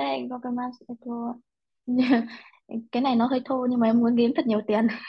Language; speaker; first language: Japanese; non-native, learner; Vietnamese